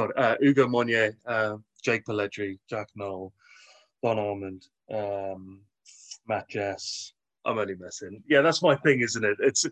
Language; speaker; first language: English; native; English